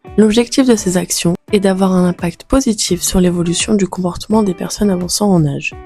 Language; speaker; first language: French; native; French